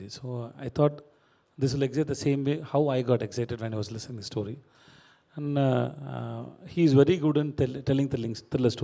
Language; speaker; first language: Telugu; non-native, learner; Tamil